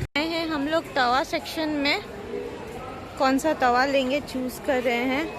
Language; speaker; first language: Hindi; non-native, local second language; Bangla